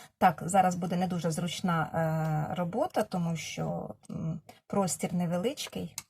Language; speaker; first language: Ukrainian; non-native, local second language; Russian